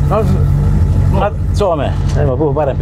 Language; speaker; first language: Finnish; non-native, learner; Estonian